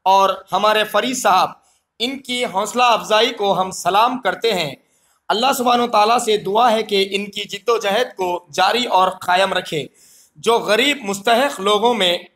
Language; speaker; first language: Hindi; non-native, local second language; Urdu